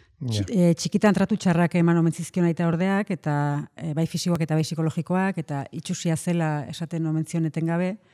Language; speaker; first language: Basque; native; Basque